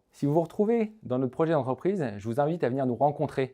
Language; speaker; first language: French; native; French